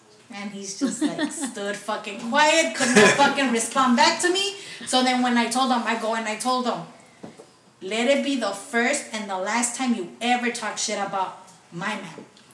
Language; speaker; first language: English; early bilingual, other home language; Spanish